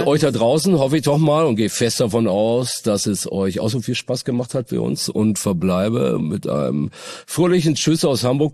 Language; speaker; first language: German; native; German